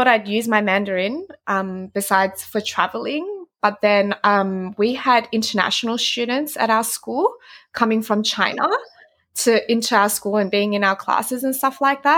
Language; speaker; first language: English; non-native, local second language; Vietnamese